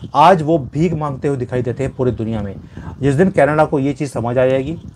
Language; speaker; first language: Hindi; native; Hindi